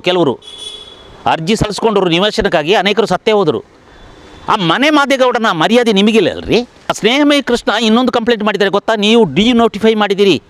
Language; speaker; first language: Kannada; non-native, local second language; Kodava